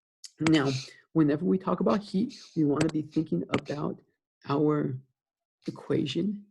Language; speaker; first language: English; native; English